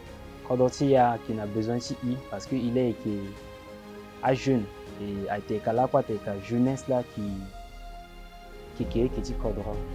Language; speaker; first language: French; non-native, local second language; Sango